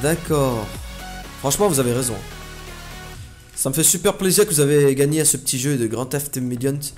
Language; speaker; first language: French; native; French